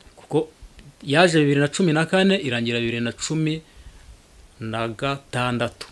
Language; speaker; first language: Kinyarwanda; early bilingual, heritage; Kinyarwanda